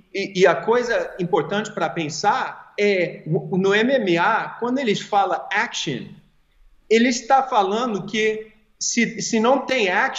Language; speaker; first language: Portuguese; early bilingual, heritage; English